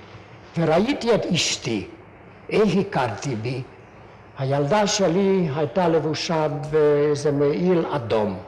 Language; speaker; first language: Hebrew; non-native, fluent; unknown